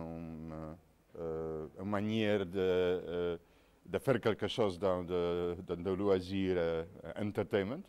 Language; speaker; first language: French; non-native, fluent; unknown